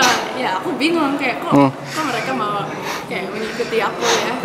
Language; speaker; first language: Indonesian; early bilingual, heritage; English